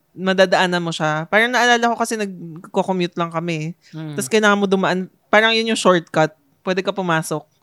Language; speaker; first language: Filipino; native; Filipino